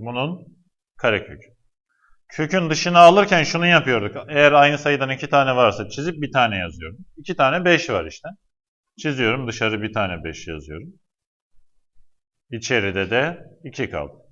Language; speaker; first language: Turkish; native; Turkish